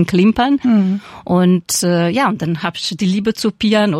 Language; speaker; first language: German; non-native, fluent; Portuguese